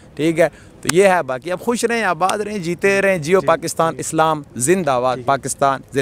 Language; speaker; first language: Urdu; non-native, local second language; Pashto